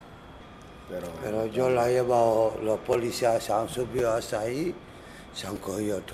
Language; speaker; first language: Spanish; non-native, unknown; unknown